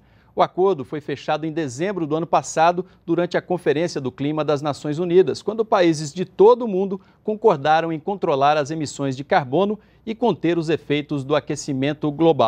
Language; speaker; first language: Portuguese; native; Portuguese